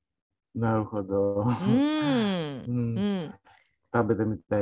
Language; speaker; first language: Japanese; non-native, learner; Greek